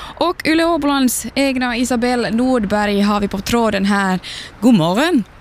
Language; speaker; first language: Swedish; native; Swedish